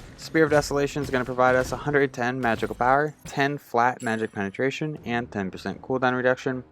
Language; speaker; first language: English; native; English